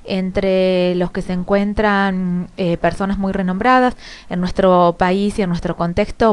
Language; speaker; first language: Spanish; native; Spanish